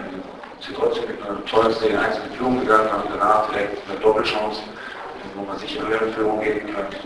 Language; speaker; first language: German; native; German